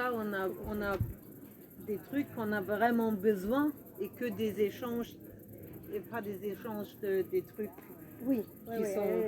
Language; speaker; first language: French; non-native, fluent; German